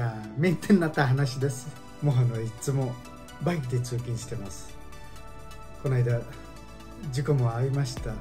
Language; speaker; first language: Japanese; non-native, fluent; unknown